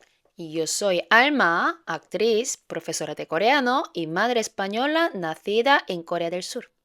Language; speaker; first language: Spanish; non-native, fluent; Korean